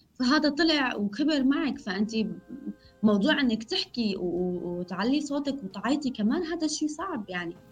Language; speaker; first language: Arabic; non-native, local second language; Kurdish